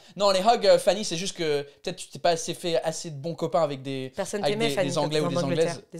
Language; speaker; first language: French; non-native, fluent; English